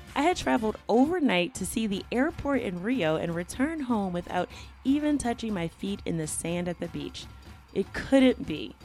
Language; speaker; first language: English; native; English